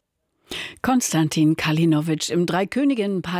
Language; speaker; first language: German; native; German